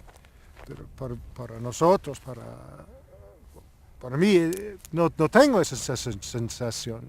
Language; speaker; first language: Spanish; non-native, learner; English